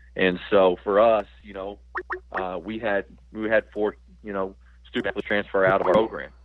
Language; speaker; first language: English; native; English